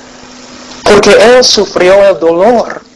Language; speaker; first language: Spanish; non-native, fluent; English